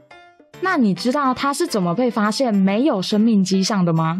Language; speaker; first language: Chinese; native; Chinese